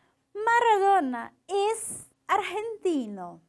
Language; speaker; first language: Spanish; non-native, fluent; Portuguese